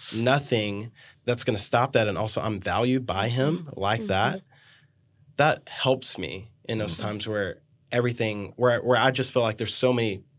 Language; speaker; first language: English; native; English